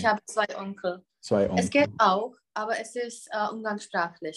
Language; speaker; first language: German; non-native, fluent; Czech